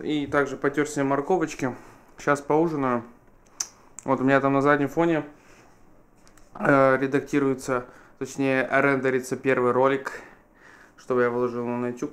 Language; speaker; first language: Russian; native; Russian